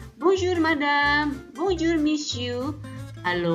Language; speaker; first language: French; non-native, fluent; Indonesian